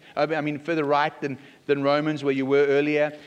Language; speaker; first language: English; native; English